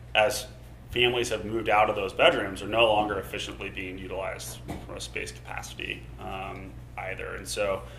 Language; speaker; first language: English; native; English